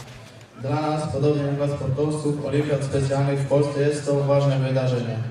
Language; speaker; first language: Polish; native; Polish